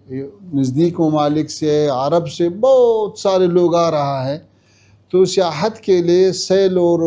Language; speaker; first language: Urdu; non-native, fluent; Pashto